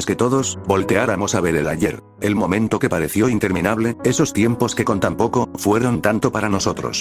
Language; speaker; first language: Spanish; native; Spanish